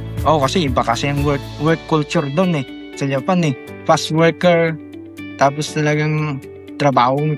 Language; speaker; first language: Filipino; non-native, local second language; Iloko